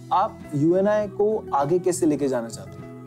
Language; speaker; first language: Hindi; native; Hindi